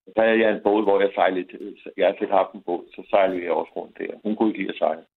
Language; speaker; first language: Danish; native; Danish